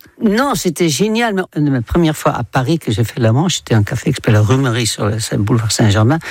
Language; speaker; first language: French; non-native, fluent; Dutch